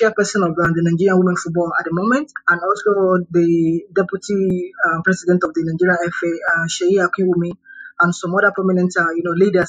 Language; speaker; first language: English; non-native, local second language; Yoruba